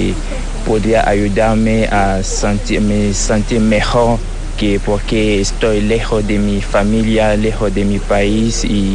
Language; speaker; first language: Spanish; non-native, learner; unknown